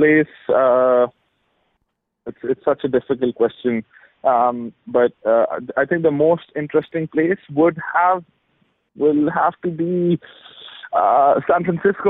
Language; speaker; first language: English; non-native, local second language; Urdu